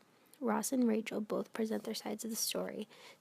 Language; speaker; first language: English; native; English